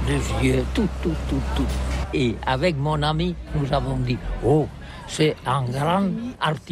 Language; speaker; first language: French; non-native, learner; Catalan